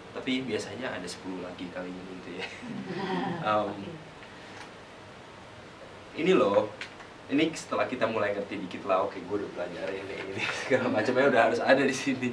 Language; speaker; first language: Indonesian; native; Indonesian